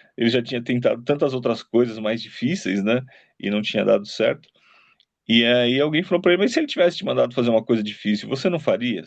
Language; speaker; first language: Portuguese; native; Portuguese